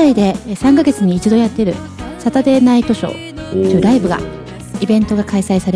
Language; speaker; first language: Japanese; native; Japanese